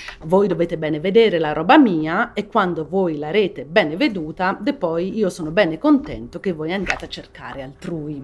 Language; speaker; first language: Italian; native; Italian